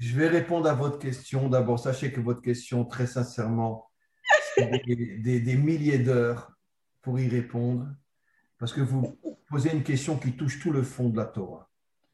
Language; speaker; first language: French; native; French